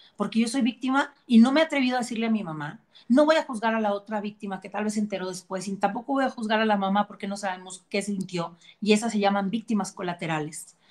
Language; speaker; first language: Spanish; native; Spanish